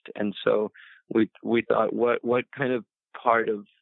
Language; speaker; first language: English; early bilingual, other home language; Spanish